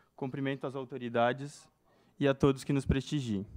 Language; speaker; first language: Portuguese; native; Portuguese